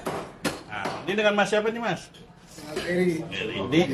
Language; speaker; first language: Indonesian; native; Indonesian